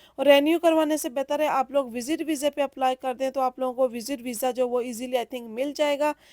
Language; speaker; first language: Urdu; native; Urdu